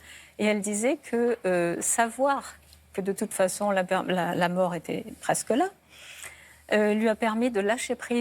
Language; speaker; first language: French; native; French